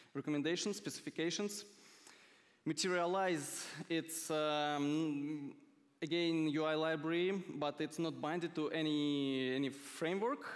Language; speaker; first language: English; non-native, fluent; Russian